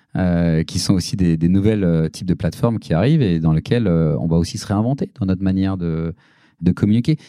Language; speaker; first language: French; native; French